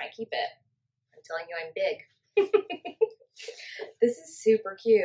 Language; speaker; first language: English; native; English